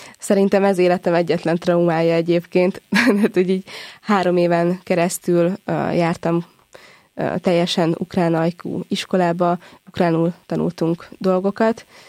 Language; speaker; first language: Hungarian; native; Hungarian